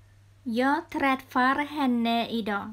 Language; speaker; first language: Swedish; non-native, fluent; Vietnamese